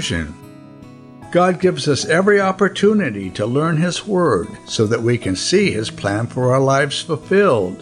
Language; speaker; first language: English; non-native, local second language; Yoruba